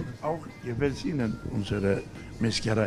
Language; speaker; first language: German; non-native, learner; Turkish